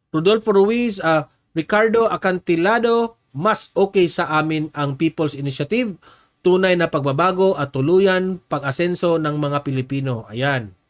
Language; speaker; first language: Filipino; non-native, local second language; Cebuano